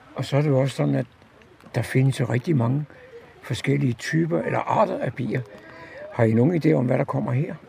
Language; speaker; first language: Danish; native; Danish